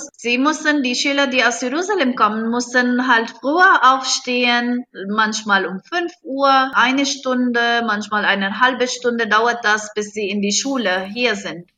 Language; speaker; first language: German; non-native, fluent; Arabic